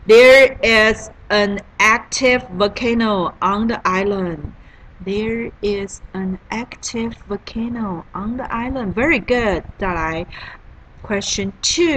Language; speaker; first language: English; non-native, learner; Chinese